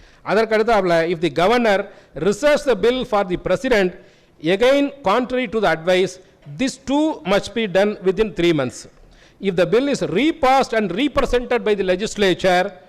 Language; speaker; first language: English; non-native, local second language; Tamil